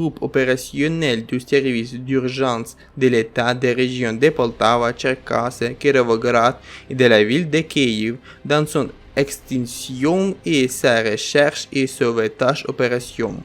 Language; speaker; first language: French; non-native, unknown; Ukrainian